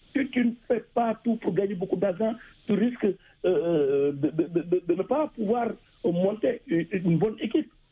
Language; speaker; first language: French; non-native, local second language; Wolof